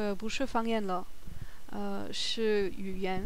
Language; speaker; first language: Chinese; non-native, learner; German